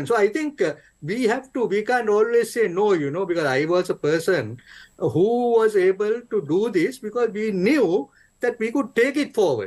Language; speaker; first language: English; non-native, local second language; Sinhala